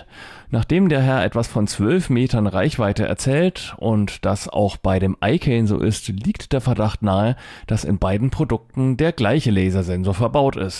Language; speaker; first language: German; native; German